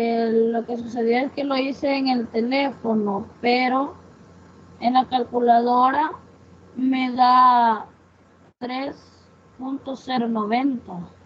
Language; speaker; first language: Spanish; native; Spanish